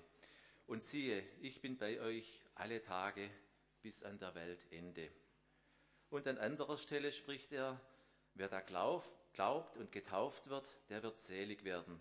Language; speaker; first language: German; native; German